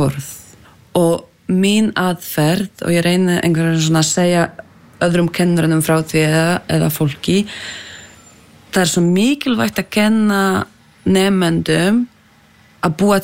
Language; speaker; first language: Icelandic; non-native, fluent; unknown